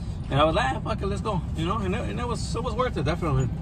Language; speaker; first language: English; early bilingual, other home language; Spanish